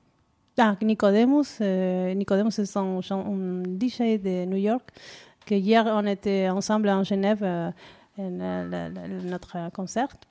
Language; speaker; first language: French; non-native, learner; Spanish